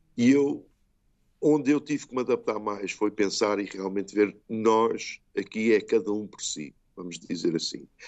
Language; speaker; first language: Portuguese; early bilingual, heritage; Portuguese